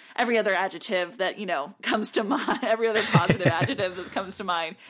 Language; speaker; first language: English; native; English